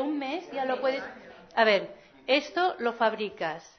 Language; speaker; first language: Spanish; native; Spanish